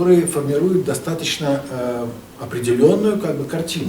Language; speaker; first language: Russian; native; Russian